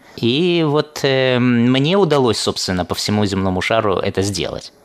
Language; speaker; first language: Russian; native; Russian